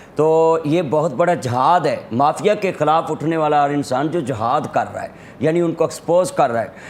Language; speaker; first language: Urdu; non-native, local second language; Punjabi